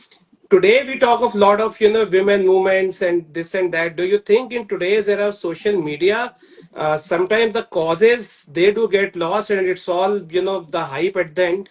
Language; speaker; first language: English; non-native, local second language; Hindi